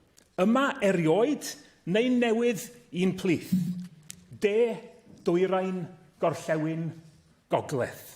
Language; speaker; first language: Welsh; native; Welsh